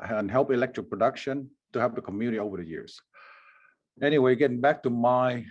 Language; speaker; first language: English; non-native, fluent; Vietnamese